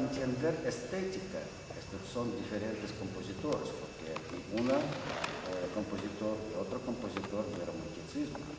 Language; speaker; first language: Spanish; non-native, learner; Russian